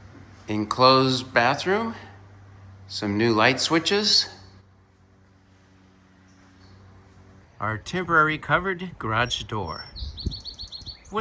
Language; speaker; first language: English; native; English